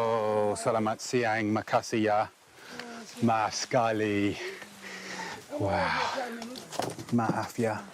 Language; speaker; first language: Indonesian; non-native, learner; English